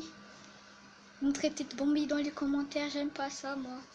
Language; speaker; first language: French; native; French